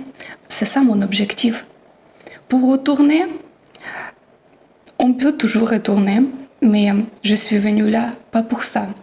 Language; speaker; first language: French; non-native, fluent; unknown